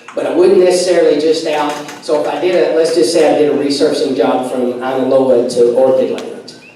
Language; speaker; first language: English; native; English